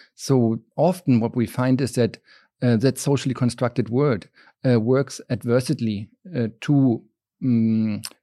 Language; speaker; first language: English; non-native, fluent; German